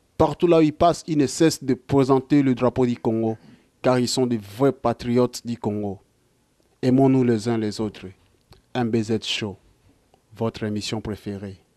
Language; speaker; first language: French; non-native, local second language; Lingala